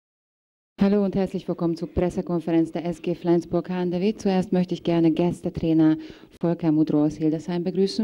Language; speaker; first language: German; native; German